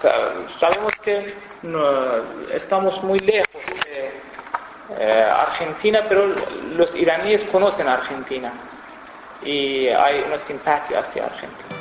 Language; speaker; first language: Spanish; non-native, fluent; Persian